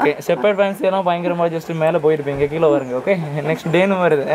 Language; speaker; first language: Tamil; native; Tamil